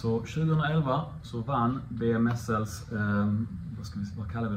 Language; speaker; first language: Swedish; native; Swedish